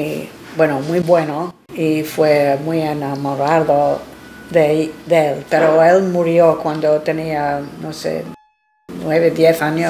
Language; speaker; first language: Spanish; non-native, fluent; English